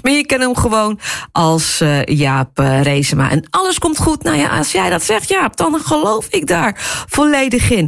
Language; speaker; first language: Dutch; native; Dutch